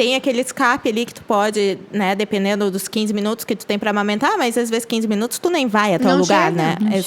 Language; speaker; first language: Portuguese; native; Portuguese